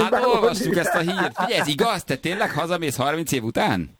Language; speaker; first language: Hungarian; native; Hungarian